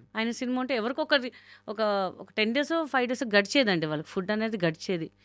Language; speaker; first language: Telugu; non-native, local second language; Hindi